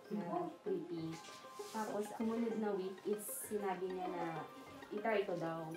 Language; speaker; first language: Filipino; native; Filipino